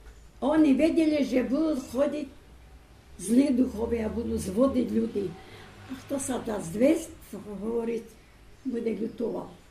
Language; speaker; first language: Slovak; early bilingual, heritage; Slovak